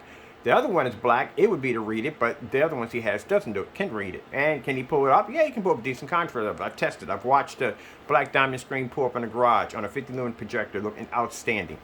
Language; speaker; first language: English; native; English